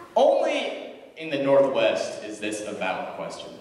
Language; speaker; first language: English; native; English